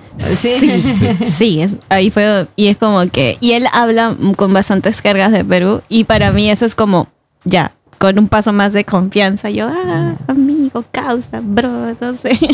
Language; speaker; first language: Spanish; native; Spanish